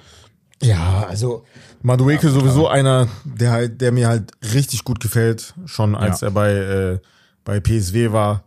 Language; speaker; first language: German; native; German